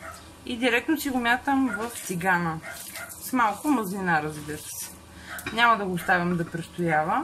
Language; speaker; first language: Bulgarian; native; Bulgarian